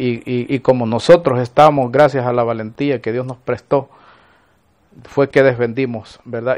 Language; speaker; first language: Spanish; native; Spanish